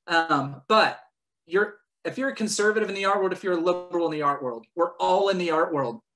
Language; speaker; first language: English; native; English